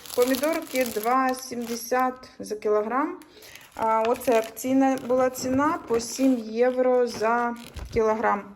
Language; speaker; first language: Ukrainian; native; Ukrainian